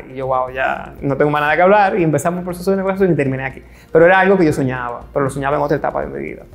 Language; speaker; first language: Spanish; native; Spanish